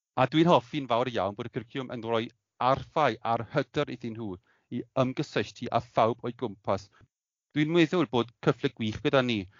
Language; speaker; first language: Welsh; non-native, fluent; German